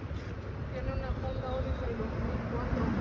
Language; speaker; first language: Spanish; native; Spanish